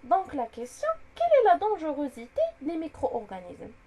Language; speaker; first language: French; non-native, local second language; Arabic